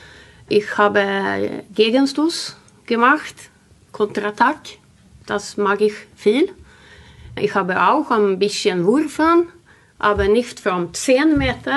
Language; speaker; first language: German; non-native, learner; Swedish